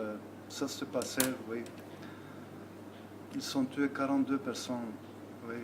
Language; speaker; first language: French; non-native, learner; Albanian